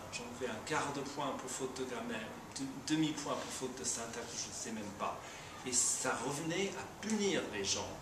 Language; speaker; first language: French; non-native, fluent; English